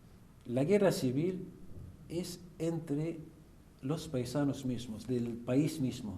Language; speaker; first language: Spanish; non-native, fluent; Arabic